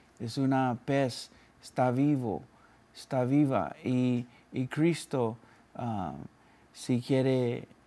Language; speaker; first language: Spanish; early bilingual, heritage; Spanish